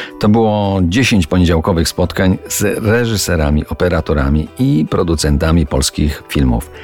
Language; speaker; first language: Polish; native; Polish